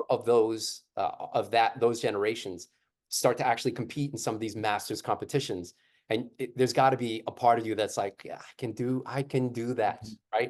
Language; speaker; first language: English; native; English